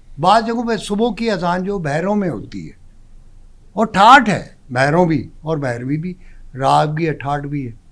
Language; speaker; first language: Urdu; non-native, local second language; Pashto